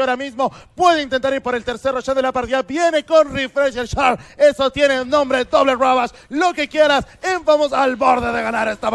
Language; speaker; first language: Spanish; native; Spanish